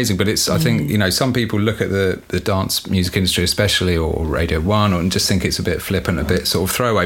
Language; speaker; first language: English; native; English